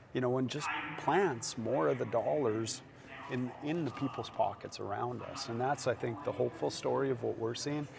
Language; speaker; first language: English; native; English